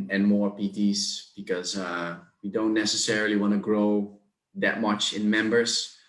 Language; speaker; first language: English; non-native, fluent; Dutch